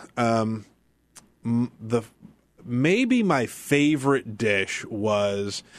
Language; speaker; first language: English; native; English